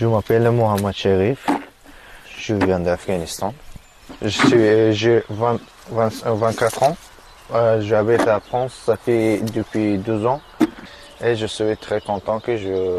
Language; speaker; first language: French; non-native, learner; Persian